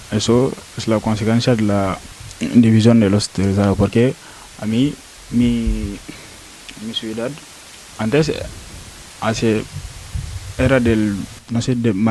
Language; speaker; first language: Spanish; non-native, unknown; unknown